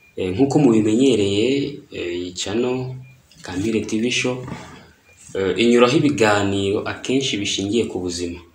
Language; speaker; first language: Kinyarwanda; early bilingual, heritage; Kinyarwanda